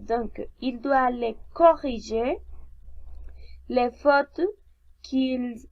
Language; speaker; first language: French; non-native, learner; Spanish